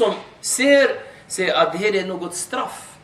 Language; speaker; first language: Swedish; non-native, fluent; Arabic